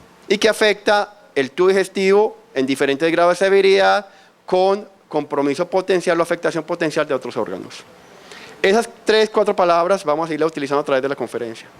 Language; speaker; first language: Spanish; native; Spanish